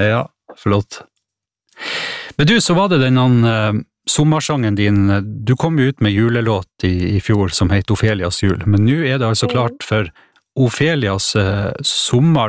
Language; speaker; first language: Norwegian; native; Norwegian